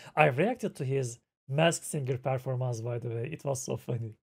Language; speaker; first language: English; non-native, fluent; Turkish